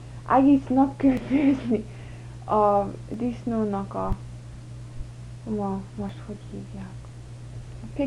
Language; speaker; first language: Hungarian; early bilingual, heritage; English